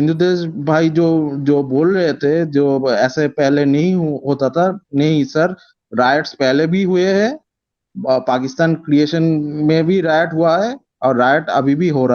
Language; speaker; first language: Hindi; non-native, local second language; Bangla